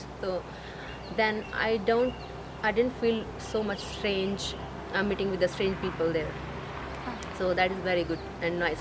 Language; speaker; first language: English; non-native, learner; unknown